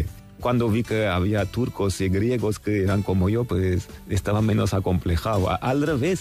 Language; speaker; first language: Spanish; non-native, fluent; Armenian